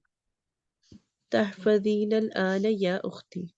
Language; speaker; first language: Arabic; non-native, learner; Malayalam